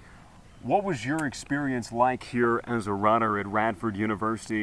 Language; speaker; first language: English; native; English